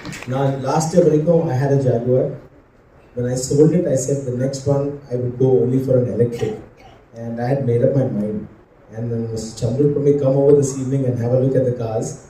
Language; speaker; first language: English; non-native, local second language; Tamil